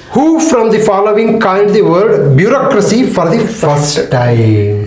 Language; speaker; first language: English; non-native, local second language; Kannada